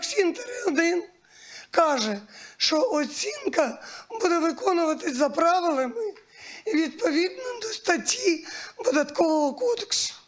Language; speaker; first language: Ukrainian; native; Ukrainian